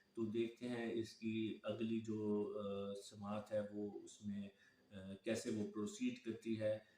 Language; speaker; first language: Urdu; non-native, local second language; Punjabi